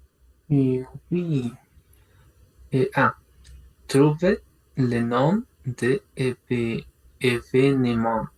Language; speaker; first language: French; non-native, learner; Spanish